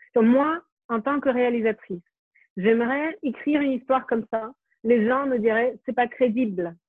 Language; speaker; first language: French; non-native, fluent; Ukrainian